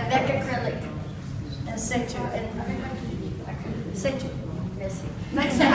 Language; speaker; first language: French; non-native, learner; English